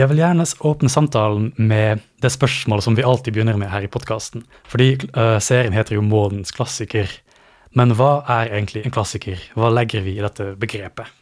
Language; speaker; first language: Norwegian; native; Norwegian